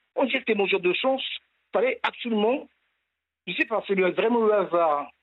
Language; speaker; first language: French; native; French